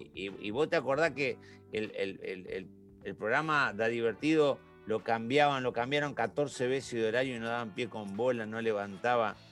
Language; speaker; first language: Spanish; native; Spanish